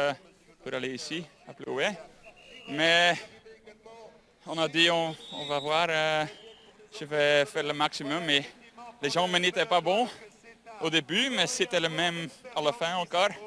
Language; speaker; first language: French; non-native, fluent; Dutch